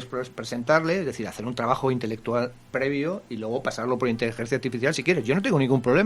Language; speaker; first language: Spanish; native; Spanish